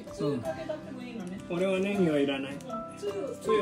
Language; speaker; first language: Japanese; non-native, learner; Thai